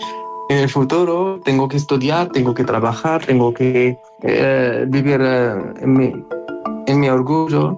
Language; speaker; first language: Spanish; non-native, learner; Arabic